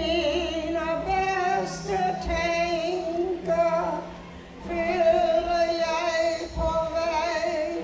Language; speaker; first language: Danish; early bilingual, heritage; English